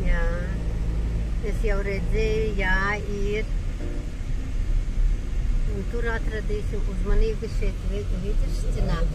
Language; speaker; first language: Latvian; non-native, local second language; Russian